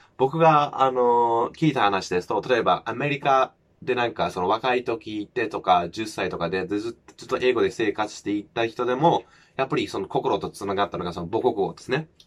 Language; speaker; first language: Japanese; non-native, fluent; English